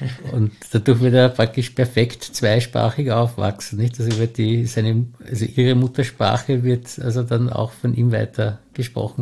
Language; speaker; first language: German; native; German